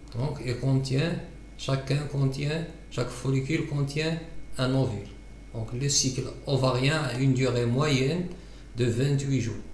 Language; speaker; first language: French; non-native, local second language; Arabic